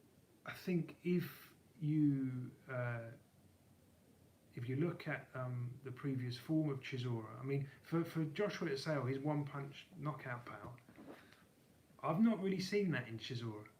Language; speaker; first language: English; native; English